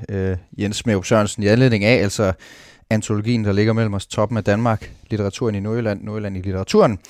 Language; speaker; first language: Danish; native; Danish